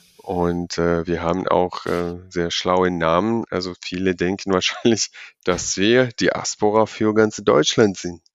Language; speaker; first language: German; non-native, fluent; Georgian